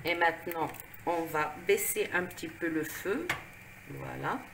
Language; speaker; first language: French; non-native, local second language; Arabic